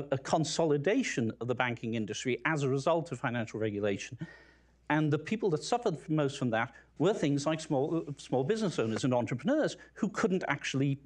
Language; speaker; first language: English; native; English